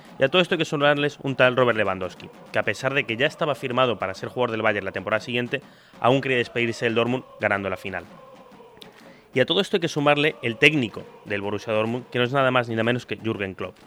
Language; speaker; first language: Spanish; native; Spanish